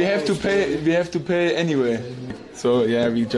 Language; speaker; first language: English; non-native, learner; German